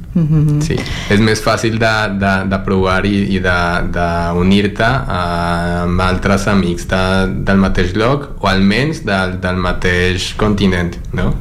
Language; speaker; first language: Catalan; non-native, learner; Spanish